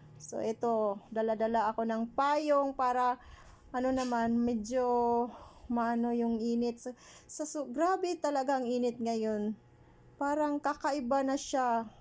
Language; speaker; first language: Filipino; non-native, local second language; Cebuano